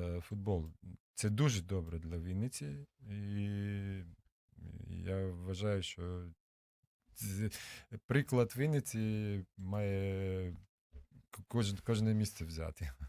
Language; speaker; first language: Ukrainian; non-native, local second language; Russian